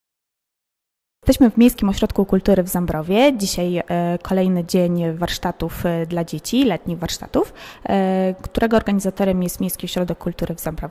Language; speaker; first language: Polish; native; Polish